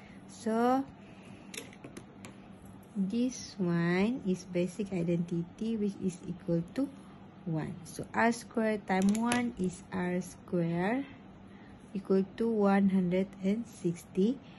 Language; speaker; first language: English; non-native, local second language; Malay